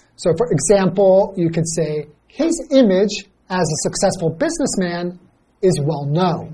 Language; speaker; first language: English; native; English